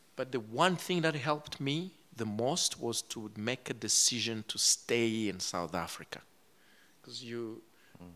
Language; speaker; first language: English; non-native, local second language; Kinyarwanda